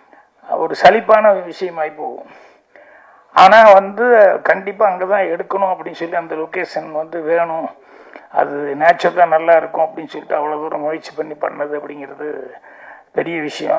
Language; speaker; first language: Tamil; native; Tamil